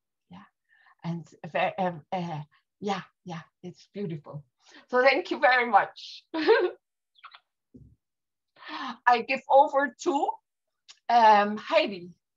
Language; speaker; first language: English; non-native, fluent; German